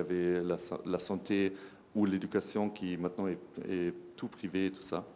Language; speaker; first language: French; non-native, fluent; German